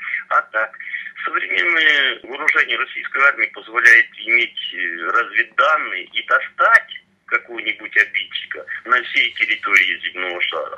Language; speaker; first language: Russian; native; Russian